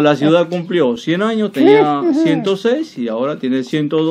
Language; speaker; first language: Spanish; native; Spanish